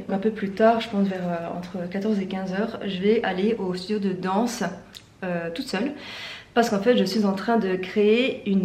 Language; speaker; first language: French; native; French